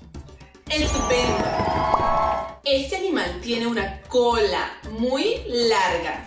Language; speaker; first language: Spanish; non-native, fluent; English